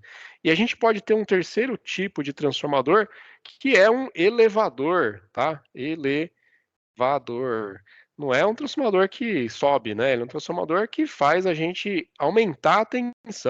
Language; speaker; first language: Portuguese; native; Portuguese